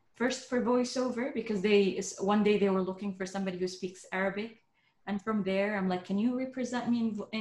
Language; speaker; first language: English; non-native, fluent; Arabic